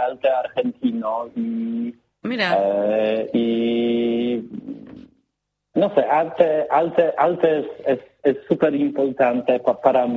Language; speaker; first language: Spanish; non-native, learner; Polish